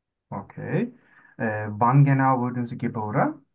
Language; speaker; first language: German; non-native, learner; Turkish